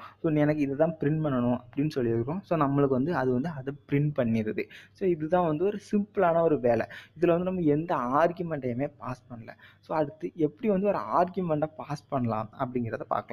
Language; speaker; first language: Tamil; native; Tamil